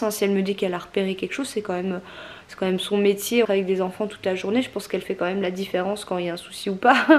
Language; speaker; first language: French; native; French